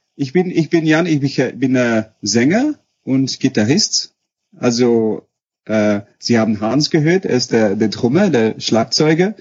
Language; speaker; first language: German; non-native, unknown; Dutch